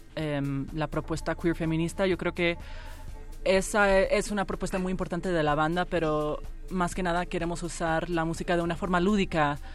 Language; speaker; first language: Spanish; early bilingual, heritage; Spanish